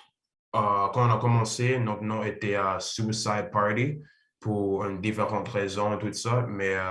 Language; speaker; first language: French; non-native, learner; English